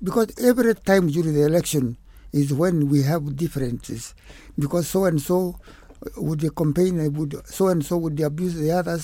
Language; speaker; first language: English; non-native, local second language; Kikuyu